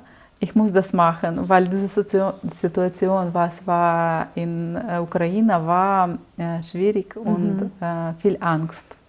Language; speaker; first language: German; non-native, learner; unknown